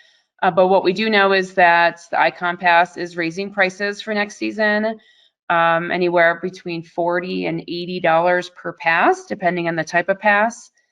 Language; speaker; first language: English; native; English